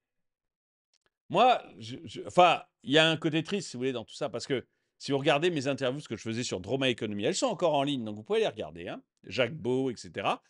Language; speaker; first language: French; native; French